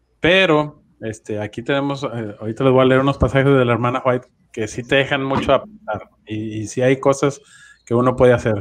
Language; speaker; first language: Spanish; native; Spanish